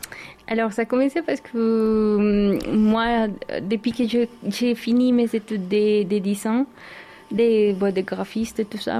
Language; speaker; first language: French; non-native, fluent; Spanish